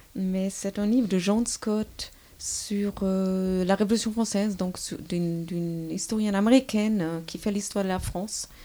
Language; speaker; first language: French; non-native, fluent; German